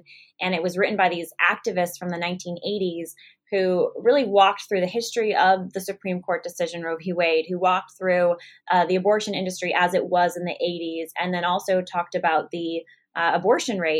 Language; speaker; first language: English; native; English